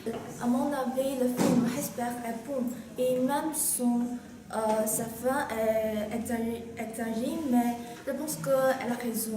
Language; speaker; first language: French; non-native, learner; Chinese